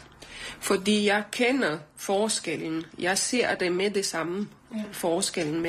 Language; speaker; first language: Danish; non-native, learner; Romanian